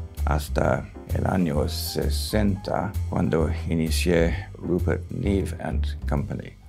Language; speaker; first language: Spanish; non-native, local second language; English